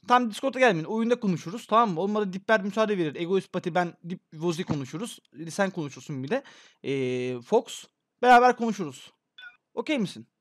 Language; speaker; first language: Turkish; native; Turkish